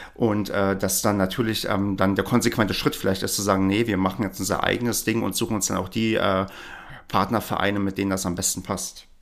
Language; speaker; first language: German; native; German